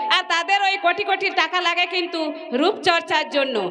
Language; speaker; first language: Bangla; non-native, local second language; Santali